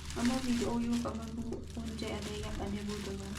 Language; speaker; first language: Turkish; non-native, learner; Lao